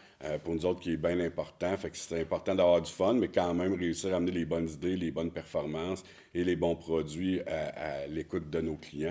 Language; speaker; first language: French; native; French